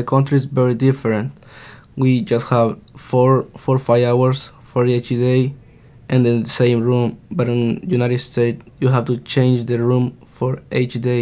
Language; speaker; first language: English; non-native, learner; Spanish